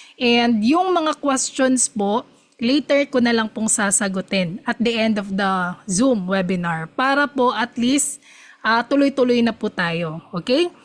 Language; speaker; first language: Filipino; non-native, local second language; Cebuano